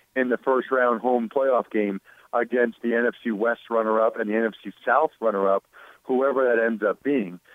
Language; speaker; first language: English; native; English